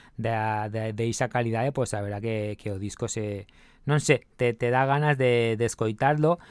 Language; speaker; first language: Galician; non-native, local second language; Spanish